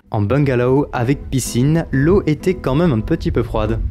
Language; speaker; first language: French; native; French